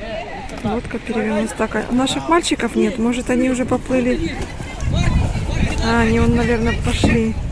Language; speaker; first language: Russian; native; Russian